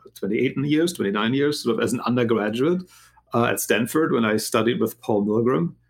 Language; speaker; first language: English; non-native, fluent; German